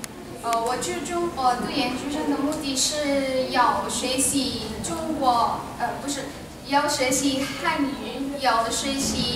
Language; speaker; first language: Chinese; non-native, fluent; Indonesian